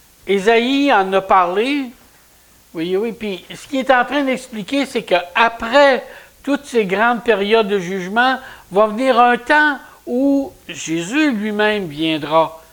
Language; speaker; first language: French; native; French